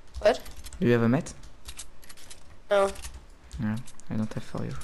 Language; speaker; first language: English; non-native, learner; French